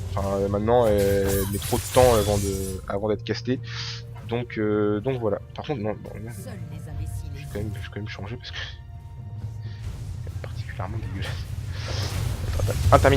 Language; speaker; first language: French; native; French